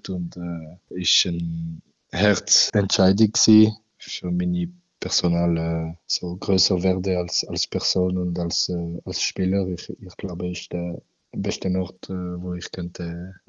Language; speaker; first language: German; non-native, local second language; French